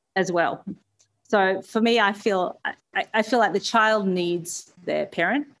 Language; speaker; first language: English; native; English